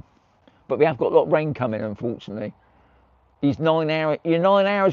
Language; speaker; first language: English; native; English